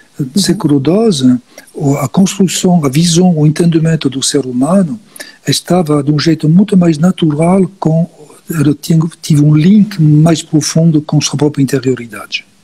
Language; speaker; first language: Portuguese; non-native, fluent; French